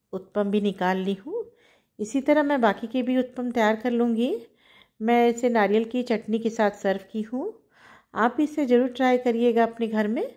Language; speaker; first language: Hindi; native; Hindi